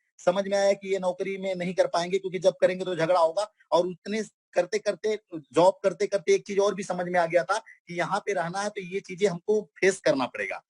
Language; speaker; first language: Hindi; non-native, local second language; Bhojpuri